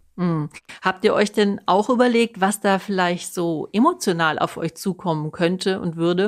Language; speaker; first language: German; native; German